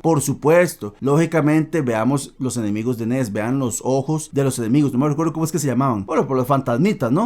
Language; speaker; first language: Spanish; native; Spanish